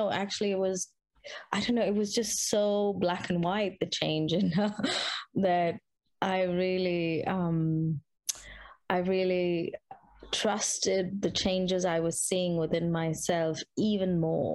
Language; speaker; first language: English; non-native, local second language; Hindi